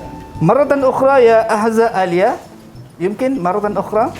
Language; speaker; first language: Arabic; non-native, fluent; Malay